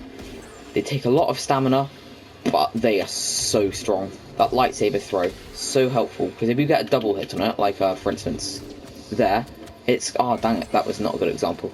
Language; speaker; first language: English; native; English